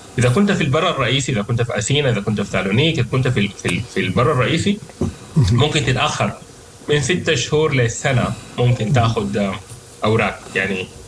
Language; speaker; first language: Arabic; native; Arabic